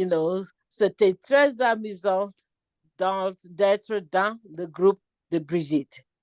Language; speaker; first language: French; non-native, learner; Akan